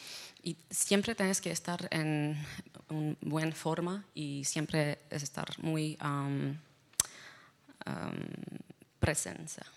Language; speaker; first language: Spanish; non-native, fluent; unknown